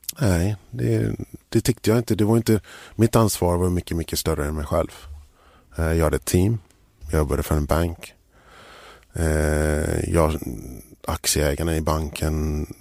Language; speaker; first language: Swedish; early bilingual, other home language; English